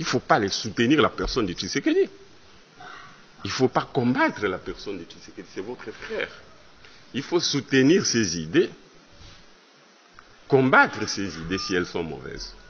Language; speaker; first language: French; non-native, local second language; Lingala